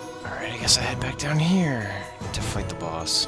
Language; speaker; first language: English; native; English